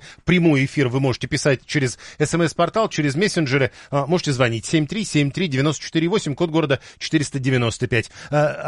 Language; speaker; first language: Russian; native; Russian